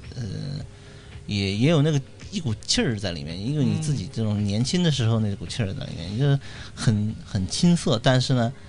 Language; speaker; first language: Chinese; native; Chinese